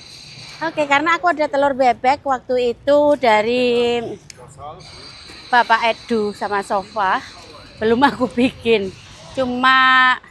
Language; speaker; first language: Indonesian; non-native, local second language; Javanese